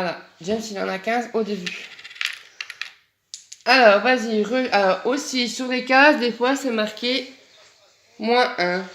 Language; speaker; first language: French; native; French